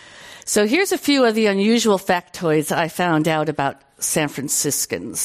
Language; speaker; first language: English; native; English